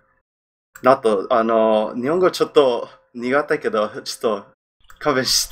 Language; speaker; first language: Japanese; non-native, learner; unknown